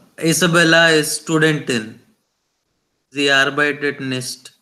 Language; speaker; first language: German; non-native, learner; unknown